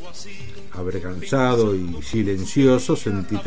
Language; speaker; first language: Spanish; native; Spanish